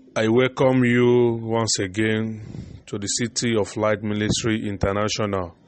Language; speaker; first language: English; non-native, local second language; Yoruba